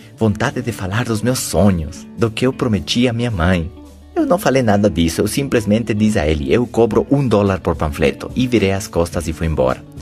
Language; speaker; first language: Portuguese; non-native, fluent; Spanish